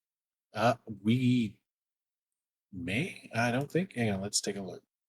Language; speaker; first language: English; native; English